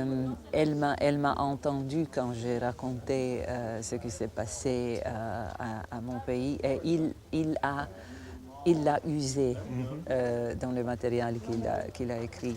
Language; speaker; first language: French; non-native, fluent; Croatian